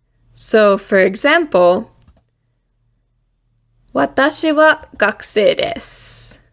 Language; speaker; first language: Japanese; non-native, fluent; English